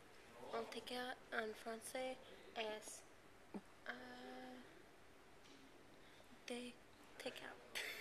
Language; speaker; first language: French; non-native, learner; English